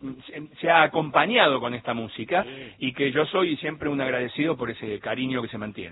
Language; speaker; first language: Spanish; native; Spanish